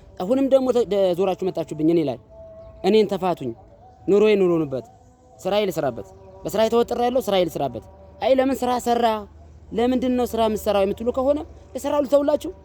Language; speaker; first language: Amharic; non-native, local second language; Sebat Bet Gurage